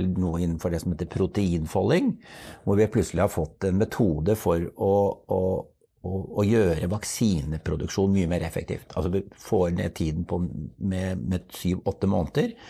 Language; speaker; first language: Norwegian; native; Norwegian